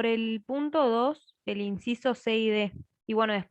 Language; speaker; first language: Spanish; native; Spanish